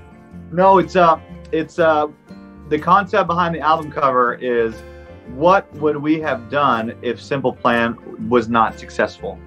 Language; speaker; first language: English; non-native, local second language; French